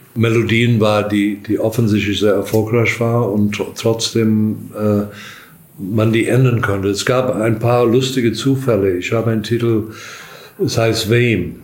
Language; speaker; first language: German; non-native, fluent; English